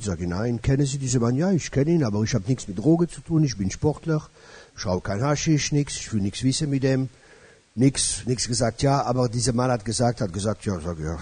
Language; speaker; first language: German; non-native, fluent; French